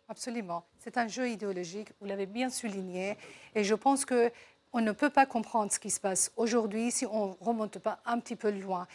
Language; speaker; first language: French; non-native, fluent; Persian